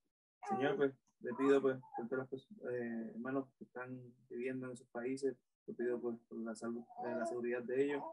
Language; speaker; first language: Spanish; native; Spanish